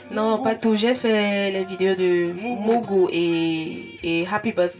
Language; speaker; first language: French; non-native, local second language; English